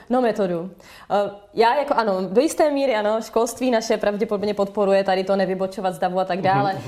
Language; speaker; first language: Czech; native; Czech